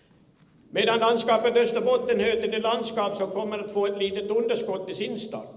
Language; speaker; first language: Swedish; native; Swedish